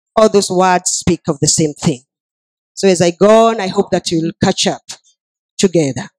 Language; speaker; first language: English; non-native, local second language; Swahili